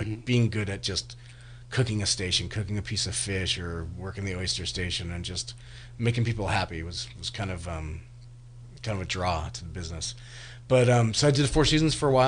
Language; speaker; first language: English; native; English